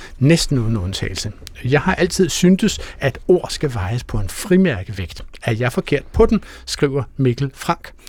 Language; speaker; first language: Danish; native; Danish